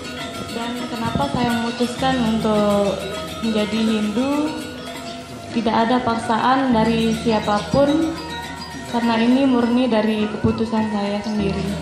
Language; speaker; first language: Indonesian; non-native, local second language; Sasak